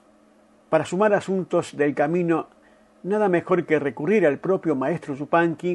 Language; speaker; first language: Spanish; native; Spanish